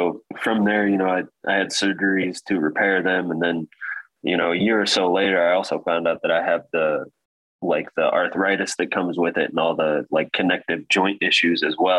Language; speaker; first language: English; native; English